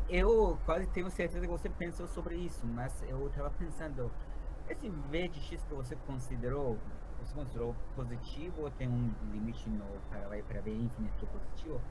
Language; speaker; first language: Portuguese; non-native, fluent; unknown